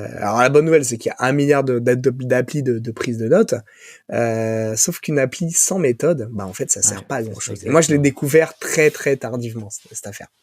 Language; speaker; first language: French; native; French